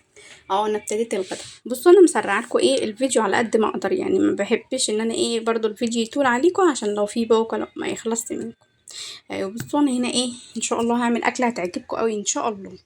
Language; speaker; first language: Arabic; native; Arabic